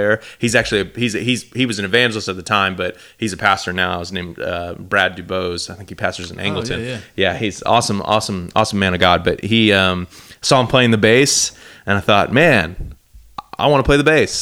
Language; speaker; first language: English; native; English